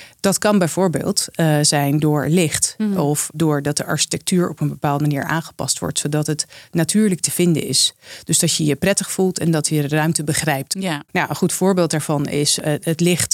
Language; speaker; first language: Dutch; native; Dutch